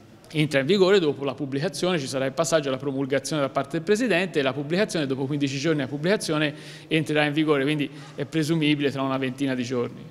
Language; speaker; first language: Italian; native; Italian